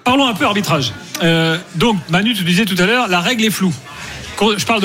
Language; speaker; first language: French; native; French